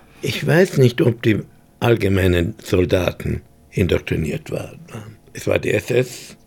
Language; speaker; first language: German; early bilingual, heritage; German